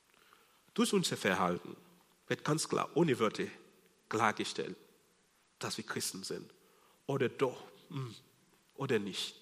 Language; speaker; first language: German; non-native, fluent; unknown